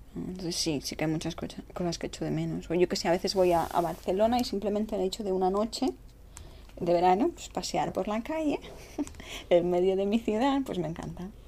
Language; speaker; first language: Spanish; native; Spanish